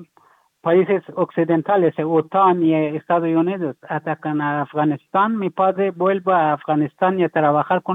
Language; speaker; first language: Spanish; non-native, learner; Persian